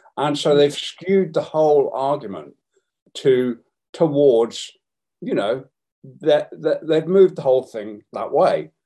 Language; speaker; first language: English; native; English